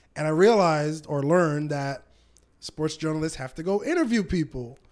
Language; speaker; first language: English; native; English